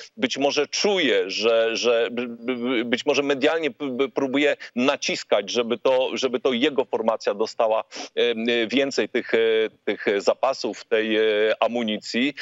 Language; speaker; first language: Polish; native; Polish